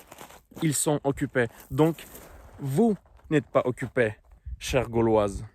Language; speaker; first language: French; non-native, fluent; Russian